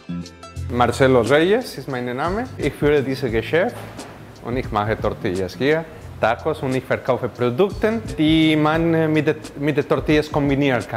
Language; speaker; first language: German; non-native, fluent; Spanish